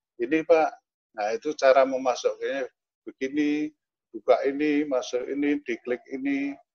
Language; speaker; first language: Indonesian; non-native, local second language; Javanese